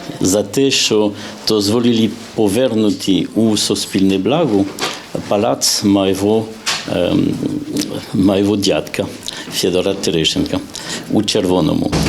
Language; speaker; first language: Ukrainian; non-native, fluent; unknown